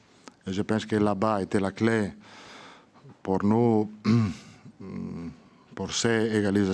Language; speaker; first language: French; non-native, learner; Italian